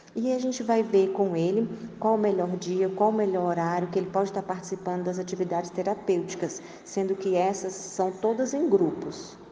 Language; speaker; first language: Portuguese; native; Portuguese